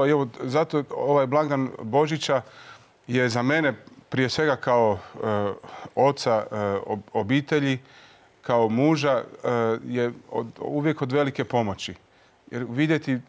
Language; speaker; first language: Croatian; native; Croatian